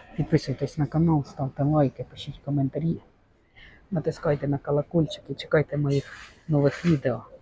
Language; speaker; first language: Ukrainian; native; Ukrainian